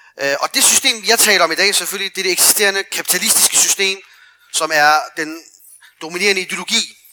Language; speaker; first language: Danish; early bilingual, other home language; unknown